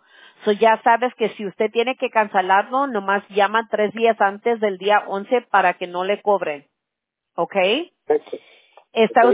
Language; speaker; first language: Spanish; early bilingual, heritage; Spanish